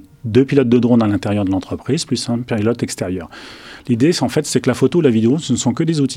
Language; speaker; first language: French; native; French